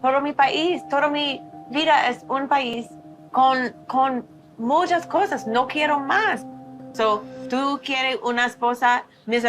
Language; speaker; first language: Spanish; non-native, learner; English